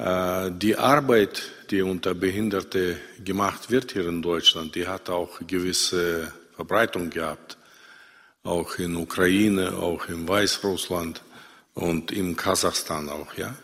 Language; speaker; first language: German; non-native, fluent; Russian